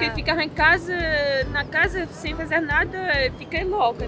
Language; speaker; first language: Portuguese; non-native, fluent; French